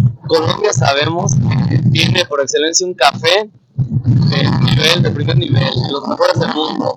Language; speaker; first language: Spanish; non-native, fluent; Portuguese